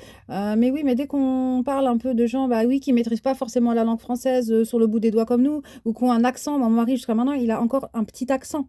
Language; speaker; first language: French; native; French